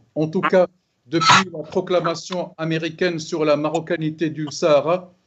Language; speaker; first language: French; non-native, local second language; Arabic